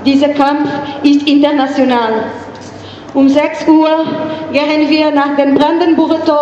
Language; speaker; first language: German; non-native, learner; Portuguese